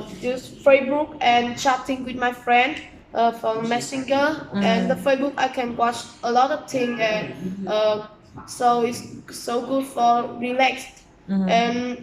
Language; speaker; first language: English; non-native, learner; Vietnamese